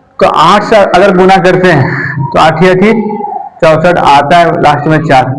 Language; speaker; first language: Hindi; native; Hindi